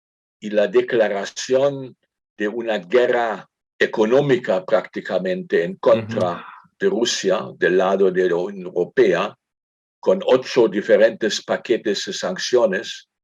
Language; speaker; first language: Spanish; non-native, fluent; German